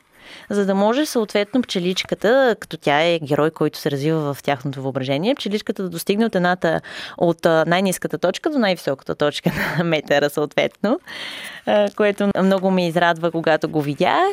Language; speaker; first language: Bulgarian; native; Bulgarian